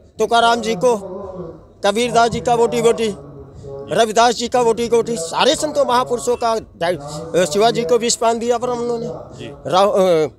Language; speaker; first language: Hindi; native; Hindi